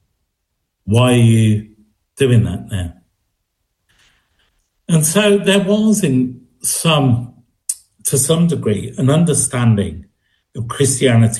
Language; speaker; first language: English; native; English